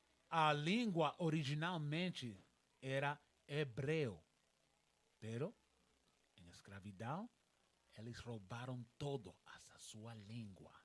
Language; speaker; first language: Portuguese; non-native, learner; Spanish